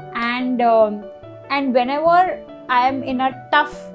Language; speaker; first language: English; non-native, local second language; Hindi